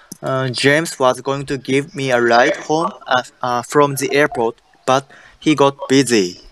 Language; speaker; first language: English; non-native, learner; Japanese